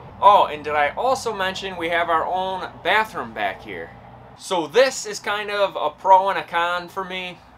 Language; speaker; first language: English; native; English